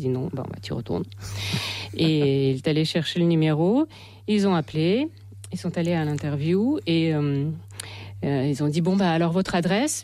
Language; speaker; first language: French; non-native, fluent; Russian